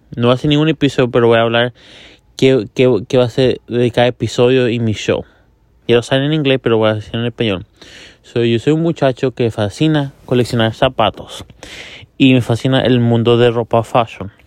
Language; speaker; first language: Spanish; early bilingual, heritage; Spanish